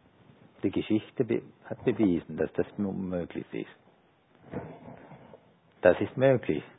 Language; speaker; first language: German; non-native, fluent; Sinhala